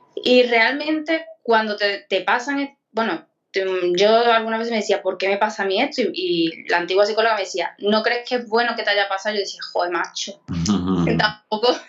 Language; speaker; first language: Spanish; native; Spanish